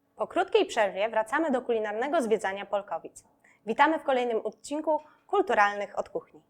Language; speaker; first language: Polish; native; Polish